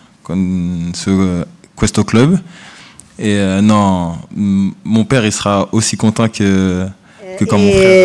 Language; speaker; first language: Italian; non-native, learner; French